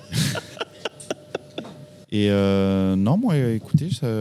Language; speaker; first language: French; native; French